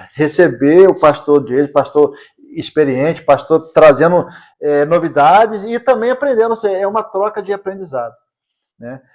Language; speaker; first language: Portuguese; native; Portuguese